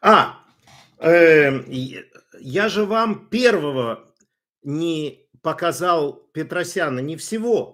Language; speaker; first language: Russian; native; Russian